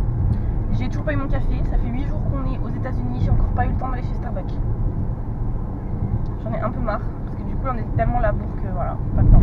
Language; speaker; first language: French; native; French